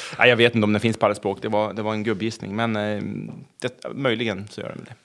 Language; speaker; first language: Swedish; native; Swedish